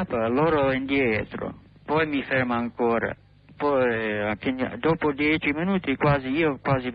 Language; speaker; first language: Italian; non-native, learner; English